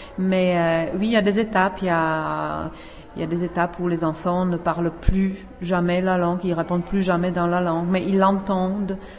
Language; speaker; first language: French; non-native, fluent; Czech